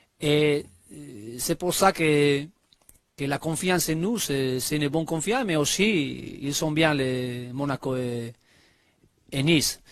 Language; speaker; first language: French; non-native, learner; Spanish